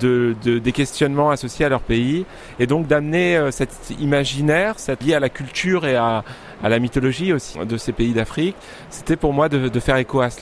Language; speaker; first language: French; native; French